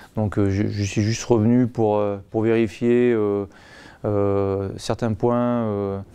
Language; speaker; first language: French; native; French